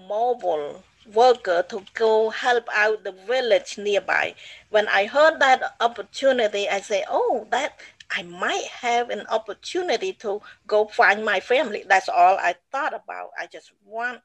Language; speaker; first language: English; non-native, fluent; Khmer